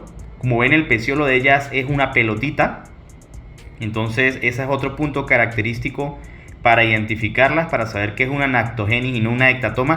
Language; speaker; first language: Spanish; native; Spanish